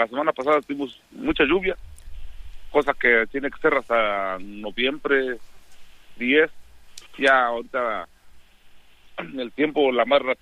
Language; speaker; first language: Spanish; non-native, local second language; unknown